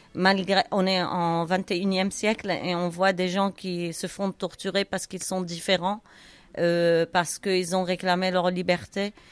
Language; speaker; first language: French; non-native, fluent; Arabic